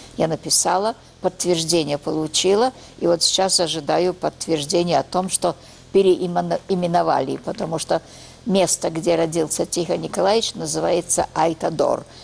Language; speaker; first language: Russian; early bilingual, heritage; Russian